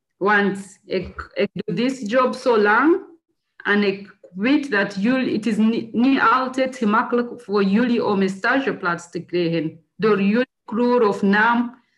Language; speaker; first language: Dutch; non-native, learner; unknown